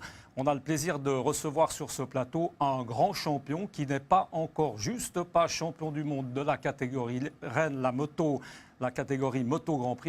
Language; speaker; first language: French; native; French